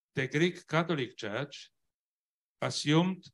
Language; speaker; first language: English; non-native, learner; Polish